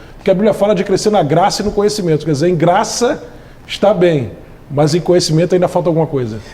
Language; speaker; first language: Portuguese; native; Portuguese